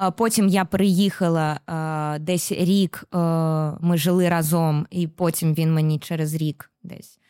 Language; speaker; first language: Ukrainian; non-native, local second language; Russian